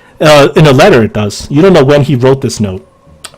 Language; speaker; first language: English; native; English